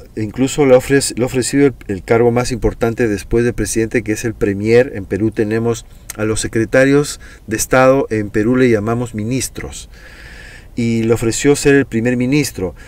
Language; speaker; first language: Spanish; native; Spanish